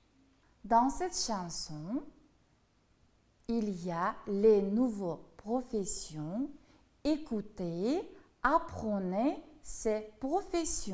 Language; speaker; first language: French; non-native, fluent; Uzbek